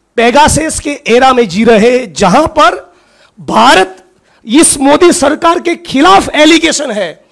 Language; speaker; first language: Hindi; non-native, local second language; Gujarati